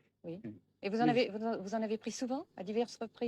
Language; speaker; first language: French; native; French